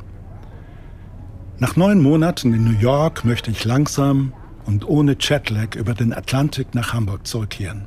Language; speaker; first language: German; native; German